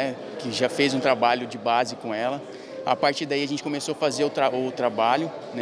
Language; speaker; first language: Portuguese; native; Portuguese